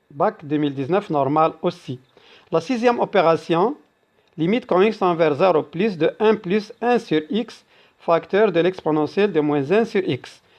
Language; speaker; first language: French; non-native, local second language; Arabic